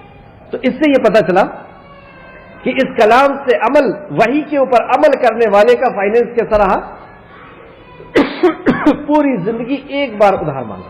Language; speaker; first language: Urdu; native; Urdu